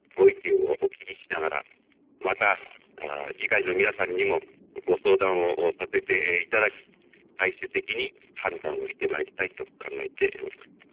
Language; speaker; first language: Japanese; native; Japanese